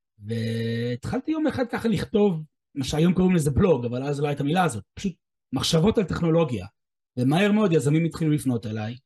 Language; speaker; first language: Hebrew; non-native, fluent; English